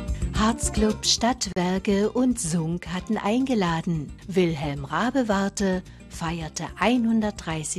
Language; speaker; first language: German; native; German